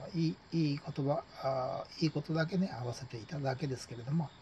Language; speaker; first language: Japanese; native; Japanese